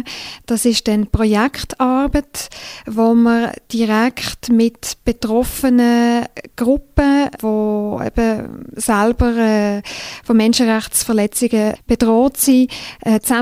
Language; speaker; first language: German; native; German